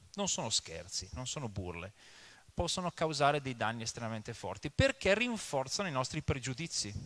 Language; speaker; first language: Italian; early bilingual, other home language; English